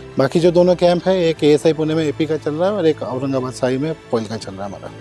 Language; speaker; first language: Hindi; non-native, local second language; Marathi